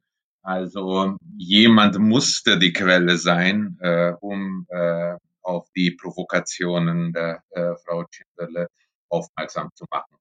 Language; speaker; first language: German; non-native, fluent; Hungarian